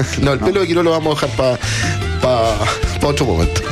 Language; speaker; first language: Spanish; native; Spanish